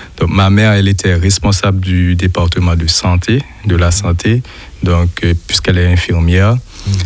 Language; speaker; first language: French; non-native, local second language; Haitian Creole